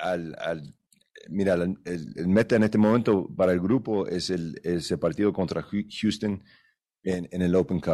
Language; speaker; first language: Spanish; early bilingual, heritage; Spanish